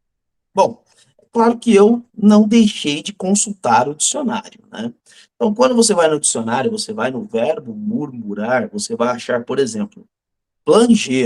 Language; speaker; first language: Portuguese; native; Portuguese